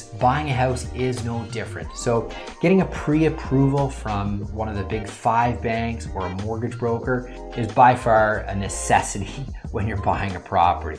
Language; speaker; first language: English; native; English